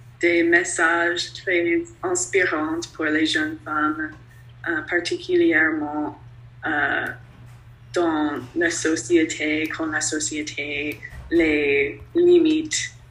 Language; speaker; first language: French; non-native, learner; English